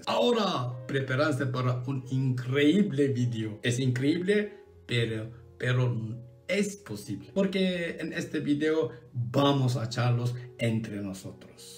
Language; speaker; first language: Spanish; non-native, learner; Turkish